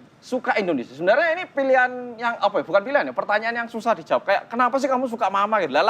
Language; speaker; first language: Indonesian; early bilingual, other home language; Korean